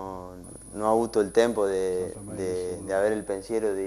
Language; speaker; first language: Italian; non-native, learner; Spanish